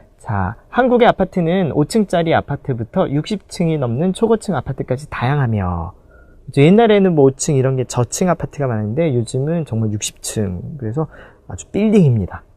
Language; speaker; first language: Korean; native; Korean